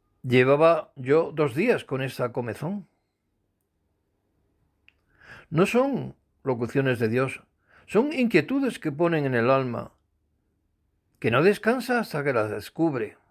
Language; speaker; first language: Spanish; native; Spanish